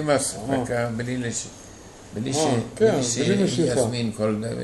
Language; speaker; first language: Hebrew; non-native, fluent; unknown